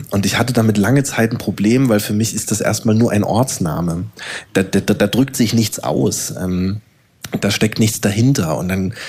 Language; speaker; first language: German; native; German